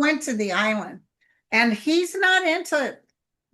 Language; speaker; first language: English; native; English